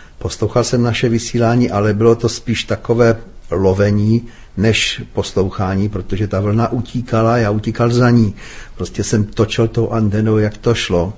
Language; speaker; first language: Czech; native; Czech